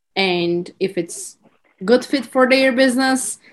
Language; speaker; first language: English; non-native, fluent; Turkish